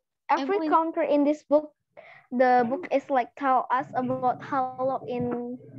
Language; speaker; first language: English; non-native, learner; Indonesian